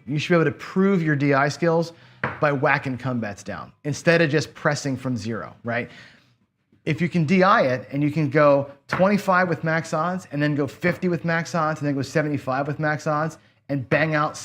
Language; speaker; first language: English; native; English